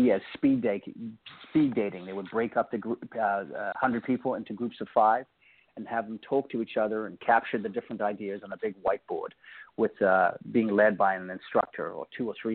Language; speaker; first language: English; native; English